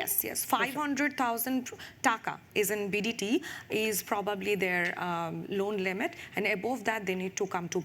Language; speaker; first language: English; non-native, local second language; Bangla